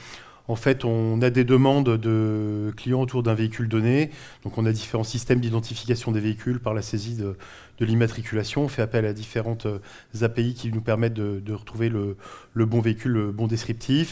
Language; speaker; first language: French; native; French